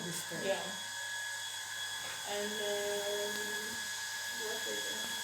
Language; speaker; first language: English; non-native, learner; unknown